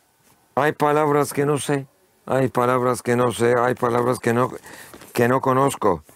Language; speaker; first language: Spanish; early bilingual, heritage; Ladino